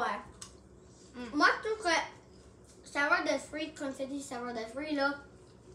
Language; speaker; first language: French; non-native, local second language; English